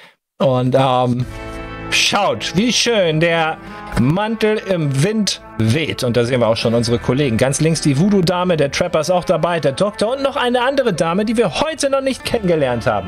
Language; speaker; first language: German; native; German